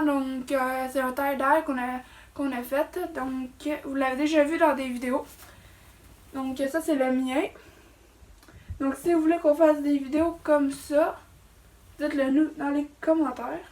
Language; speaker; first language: French; native; French